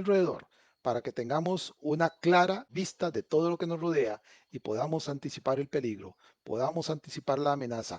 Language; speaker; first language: Spanish; native; Spanish